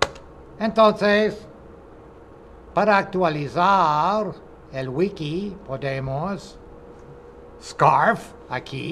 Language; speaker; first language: Spanish; non-native, fluent; English